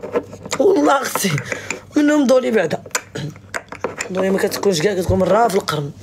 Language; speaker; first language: Arabic; native; Arabic